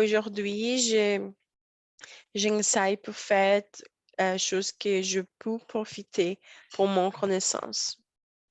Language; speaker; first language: French; non-native, learner; Portuguese